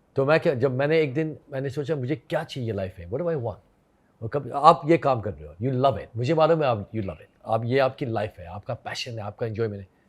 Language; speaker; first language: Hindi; non-native, fluent; English